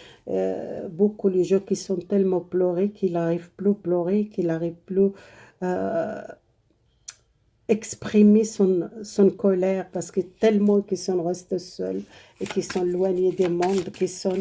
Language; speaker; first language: French; non-native, learner; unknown